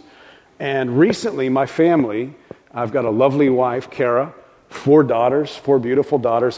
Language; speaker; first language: English; native; English